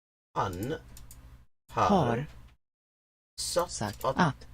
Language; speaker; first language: Swedish; non-native, learner; English